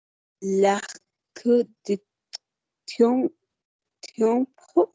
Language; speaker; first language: French; non-native, learner; Spanish